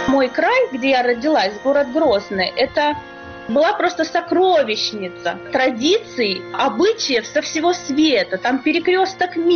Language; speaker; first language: Russian; native; Russian